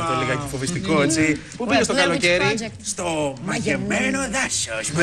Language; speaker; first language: Greek; native; Greek